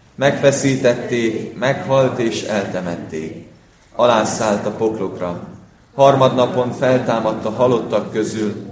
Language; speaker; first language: Hungarian; native; Hungarian